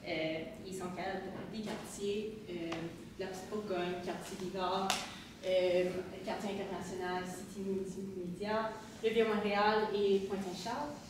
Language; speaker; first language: French; native; French